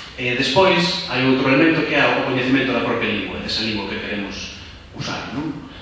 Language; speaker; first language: Galician; non-native, local second language; Spanish